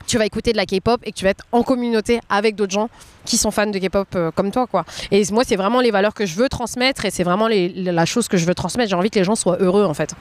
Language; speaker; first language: French; native; French